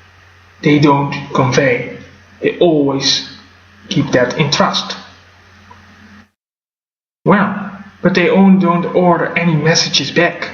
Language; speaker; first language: English; non-native, fluent; Dutch